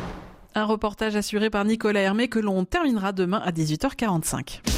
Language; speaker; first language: French; native; French